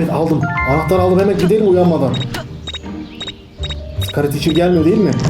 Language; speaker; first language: Turkish; native; Turkish